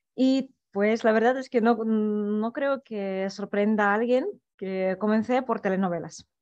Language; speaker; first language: Spanish; non-native, fluent; Russian